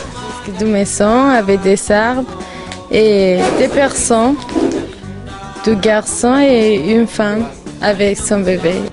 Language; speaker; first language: French; non-native, learner; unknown